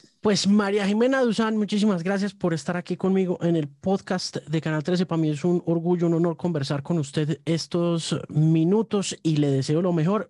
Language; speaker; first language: Spanish; native; Spanish